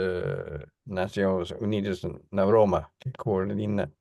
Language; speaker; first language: Portuguese; non-native, fluent; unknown